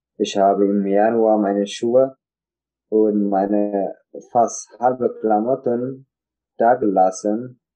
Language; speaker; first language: German; non-native, learner; Tigrinya